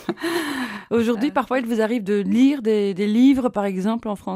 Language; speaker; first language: French; native; French